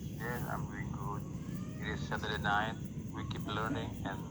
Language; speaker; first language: English; non-native, learner; Indonesian